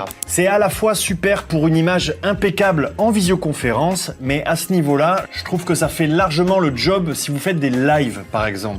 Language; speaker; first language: French; native; French